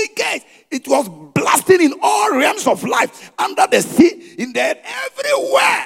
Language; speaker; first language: English; non-native, local second language; Akan